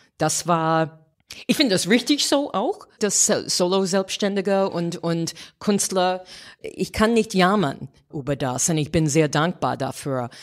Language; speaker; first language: German; non-native, fluent; English